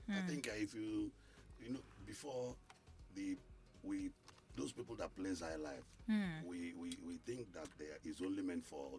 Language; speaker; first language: English; non-native, local second language; Igbo